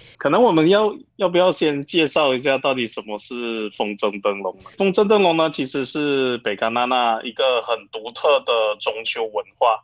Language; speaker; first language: Chinese; native; Chinese